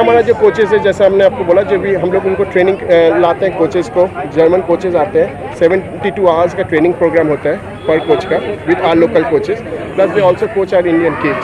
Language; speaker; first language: Hindi; non-native, local second language; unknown